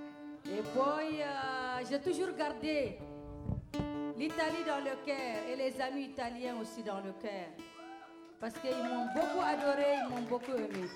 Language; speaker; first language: French; non-native, local second language; Tamasheq